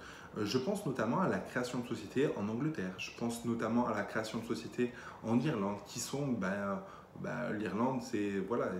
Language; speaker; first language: French; native; French